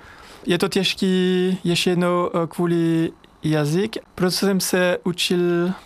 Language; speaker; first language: Czech; non-native, fluent; French